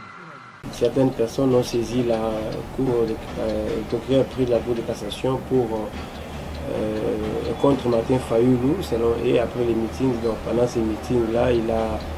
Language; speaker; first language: French; non-native, local second language; Lingala